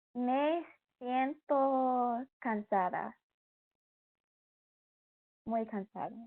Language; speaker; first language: Spanish; non-native, learner; English